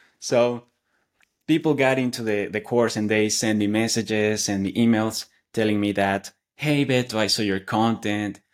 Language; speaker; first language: English; non-native, fluent; Spanish